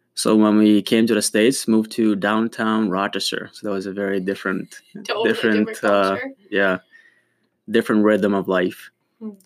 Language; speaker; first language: English; early bilingual, other home language; Ukrainian